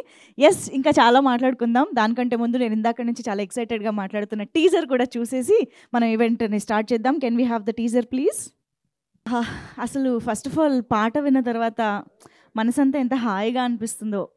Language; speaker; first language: Telugu; native; Telugu